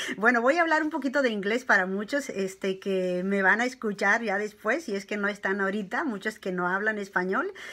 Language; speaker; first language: Spanish; non-native, local second language; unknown